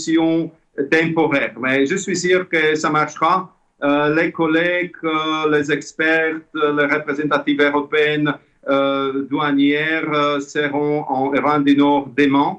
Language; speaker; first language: French; non-native, fluent; Slovak